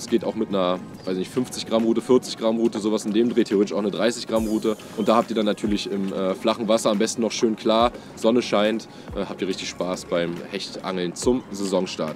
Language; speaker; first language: German; native; German